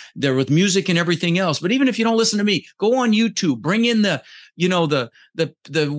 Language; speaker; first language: English; early bilingual, other home language; Dutch